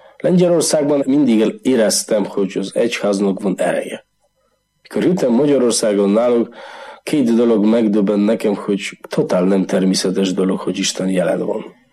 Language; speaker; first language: Hungarian; non-native, learner; Polish